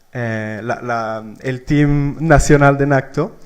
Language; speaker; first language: Spanish; non-native, fluent; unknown